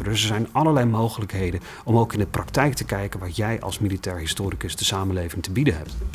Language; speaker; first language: Dutch; native; Dutch